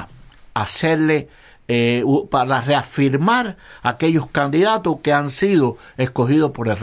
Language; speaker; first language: Spanish; native; Spanish